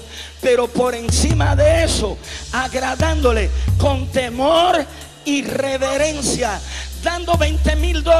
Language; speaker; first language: Spanish; native; Spanish